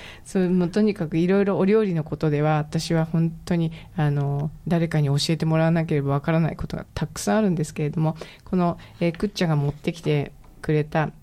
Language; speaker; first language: Japanese; native; Japanese